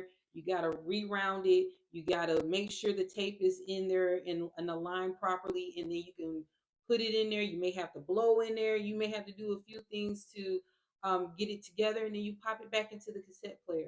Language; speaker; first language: English; native; English